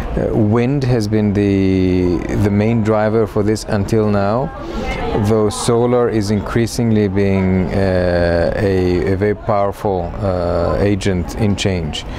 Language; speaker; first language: English; non-native, fluent; Greek